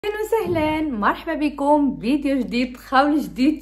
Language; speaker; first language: Arabic; early bilingual, heritage; Arabic